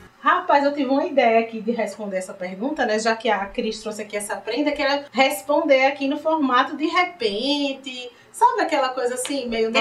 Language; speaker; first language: Portuguese; native; Portuguese